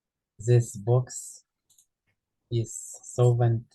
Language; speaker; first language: English; non-native, learner; Ukrainian